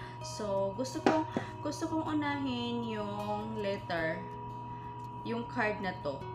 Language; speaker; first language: Filipino; native; Filipino